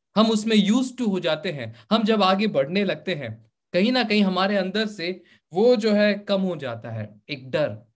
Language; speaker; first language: Hindi; native; Hindi